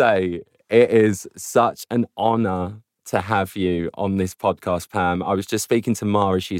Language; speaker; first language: English; native; English